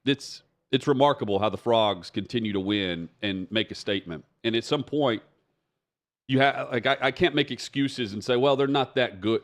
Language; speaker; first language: English; native; English